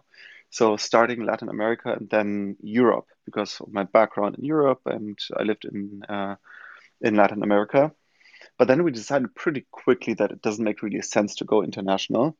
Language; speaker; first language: English; non-native, fluent; German